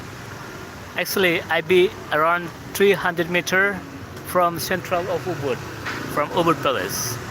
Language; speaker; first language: English; non-native, learner; Indonesian